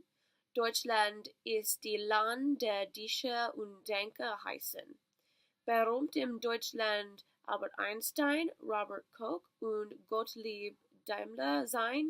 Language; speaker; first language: German; non-native, learner; English